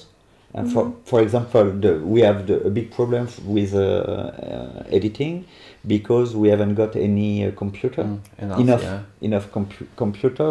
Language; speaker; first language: English; non-native, learner; French